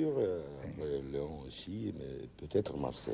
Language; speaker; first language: French; non-native, learner; Russian